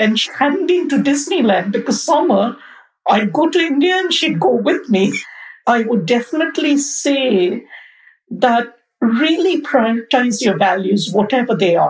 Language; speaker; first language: English; non-native, local second language; Bangla